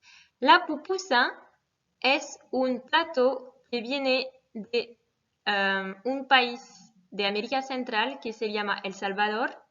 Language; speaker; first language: Spanish; non-native, fluent; French